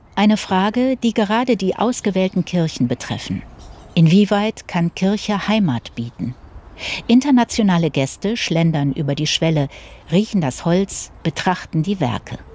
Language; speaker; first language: German; native; German